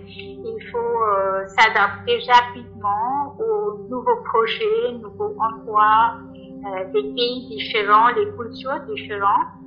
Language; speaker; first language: French; non-native, fluent; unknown